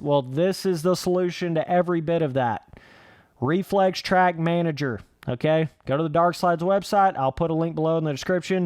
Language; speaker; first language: English; native; English